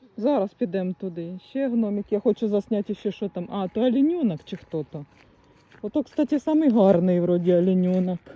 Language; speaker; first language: Ukrainian; native; Ukrainian